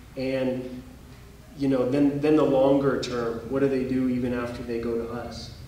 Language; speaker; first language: English; native; English